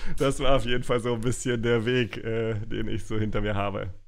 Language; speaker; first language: German; early bilingual, other home language; Russian